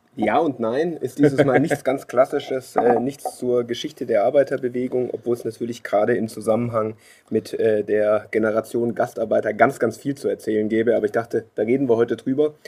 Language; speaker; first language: German; native; German